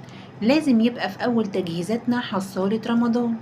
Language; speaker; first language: Arabic; native; Arabic